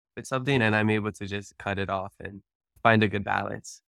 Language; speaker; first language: English; early bilingual, other home language; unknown